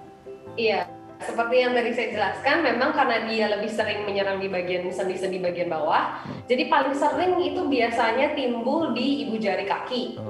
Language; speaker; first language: Indonesian; native; Indonesian